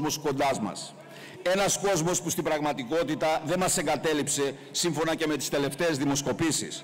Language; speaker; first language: Greek; native; Greek